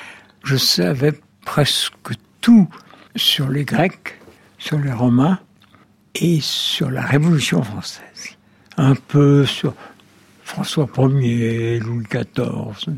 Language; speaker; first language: French; native; French